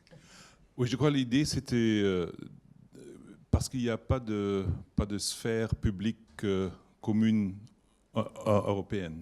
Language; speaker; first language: French; non-native, learner; German